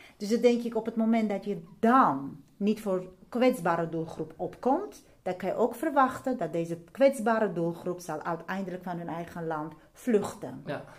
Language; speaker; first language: Dutch; non-native, fluent; Armenian